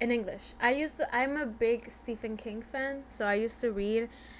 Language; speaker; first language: English; non-native, fluent; Spanish